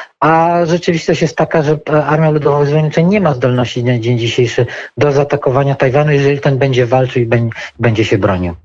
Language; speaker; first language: Polish; native; Polish